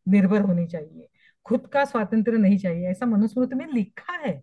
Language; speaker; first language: Hindi; non-native, local second language; Marathi